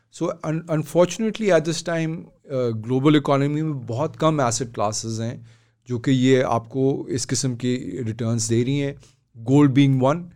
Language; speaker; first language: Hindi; native; Hindi